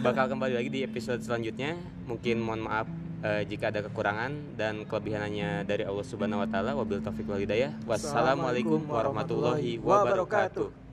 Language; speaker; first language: Indonesian; native; Indonesian